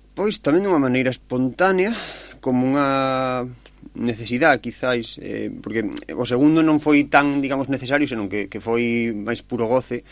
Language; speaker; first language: Galician; native; Galician